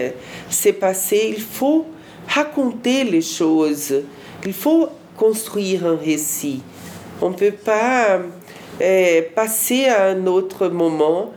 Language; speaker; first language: French; non-native, fluent; Portuguese